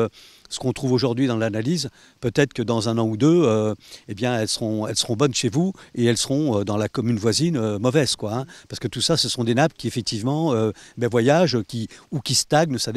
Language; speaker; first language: French; native; French